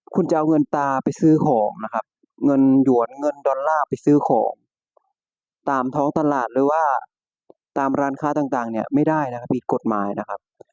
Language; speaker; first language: Thai; native; Thai